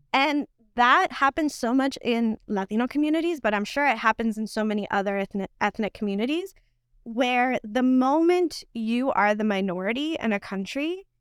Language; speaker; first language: English; non-native, fluent; Spanish